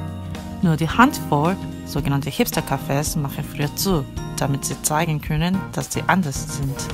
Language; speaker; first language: German; non-native, fluent; Korean